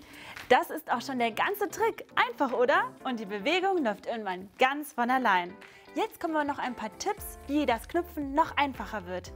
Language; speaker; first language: German; native; German